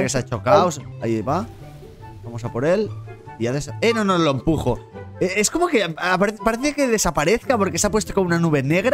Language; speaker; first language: Spanish; native; Spanish